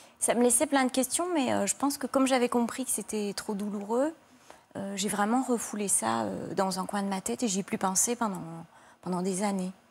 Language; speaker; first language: French; native; French